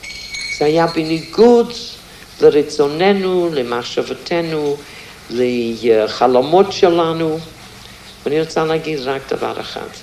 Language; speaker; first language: Hebrew; non-native, fluent; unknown